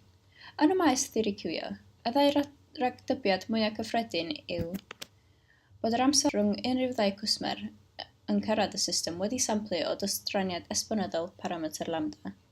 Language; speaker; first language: Welsh; native; Welsh